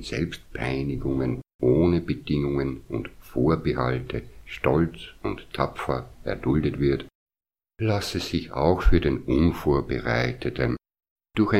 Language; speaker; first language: German; native; German